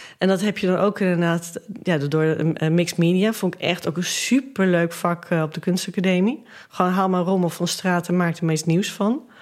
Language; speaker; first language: Dutch; native; Dutch